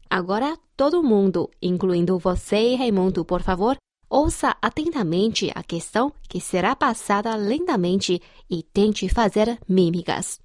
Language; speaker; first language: Portuguese; non-native, fluent; Chinese